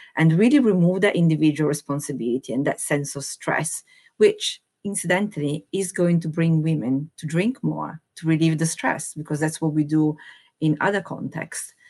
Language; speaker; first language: English; non-native, fluent; Italian